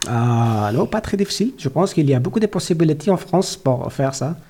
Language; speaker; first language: French; non-native, learner; Persian